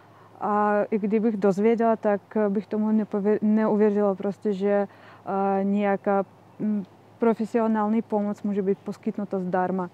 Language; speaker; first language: Czech; non-native, fluent; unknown